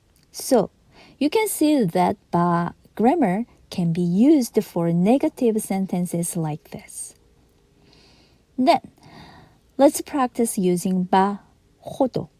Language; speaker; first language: English; non-native, fluent; Japanese